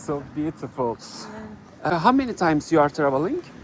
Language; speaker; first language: English; non-native, learner; Turkish